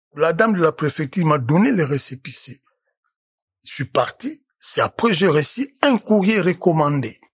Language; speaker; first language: French; non-native, local second language; Lingala